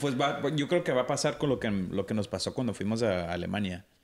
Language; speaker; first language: Spanish; early bilingual, heritage; Spanish